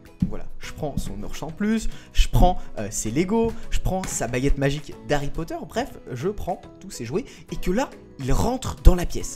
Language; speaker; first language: French; native; French